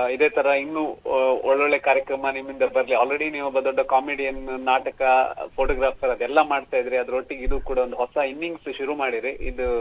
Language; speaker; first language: Kannada; native; Kannada